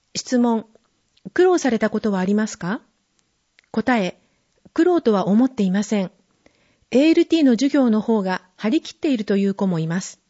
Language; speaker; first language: Japanese; native; Japanese